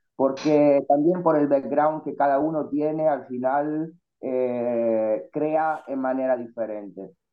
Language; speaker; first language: Spanish; non-native, fluent; Italian